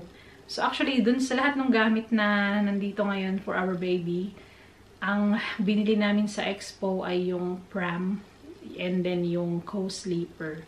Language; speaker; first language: Filipino; native; Filipino